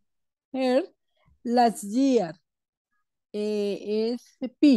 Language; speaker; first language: English; non-native, learner; Spanish